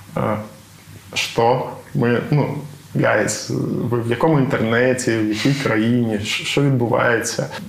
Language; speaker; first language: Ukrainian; native; Ukrainian